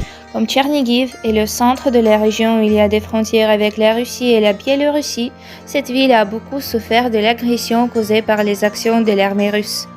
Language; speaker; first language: French; non-native, learner; Ukrainian